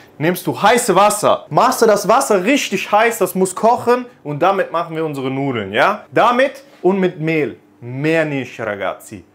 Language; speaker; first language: German; early bilingual, other home language; Italian